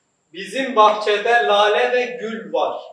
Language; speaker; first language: Turkish; non-native, fluent; Urdu